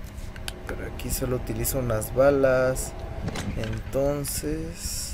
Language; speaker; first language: Spanish; native; Spanish